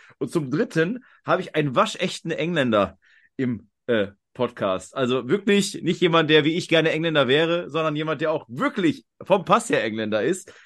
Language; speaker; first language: German; native; German